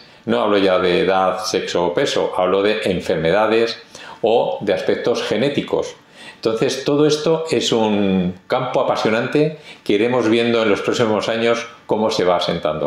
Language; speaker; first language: Spanish; native; Spanish